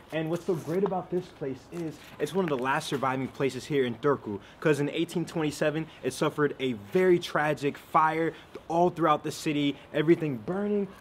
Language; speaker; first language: English; native; English